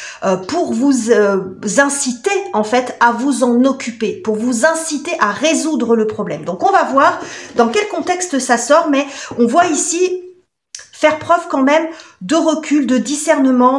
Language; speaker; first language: French; native; French